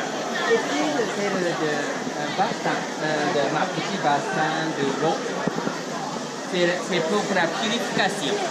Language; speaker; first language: French; non-native, learner; Japanese